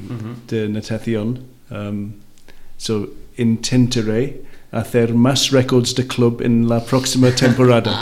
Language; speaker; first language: Spanish; non-native, learner; Welsh